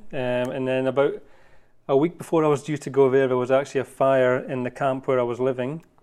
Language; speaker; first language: English; native; English